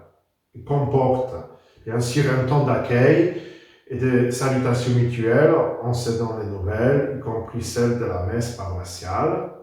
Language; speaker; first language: French; non-native, fluent; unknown